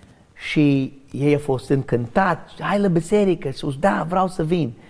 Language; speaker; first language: Romanian; non-native, learner; English